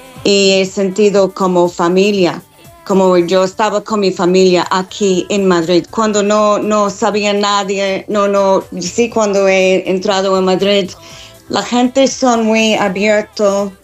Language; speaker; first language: Spanish; non-native, fluent; English